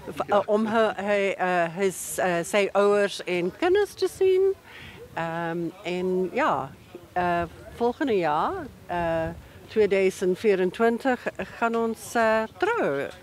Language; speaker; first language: Dutch; non-native, learner; Afrikaans